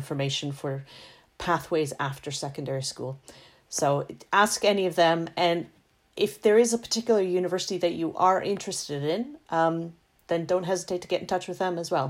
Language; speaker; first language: English; native; English